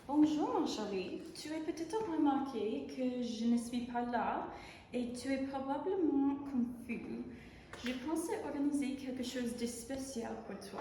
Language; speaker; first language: French; non-native, learner; English